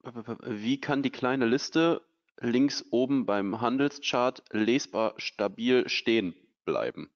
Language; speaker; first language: German; native; German